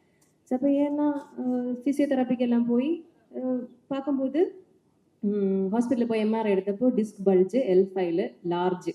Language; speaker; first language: Tamil; non-native, learner; Malayalam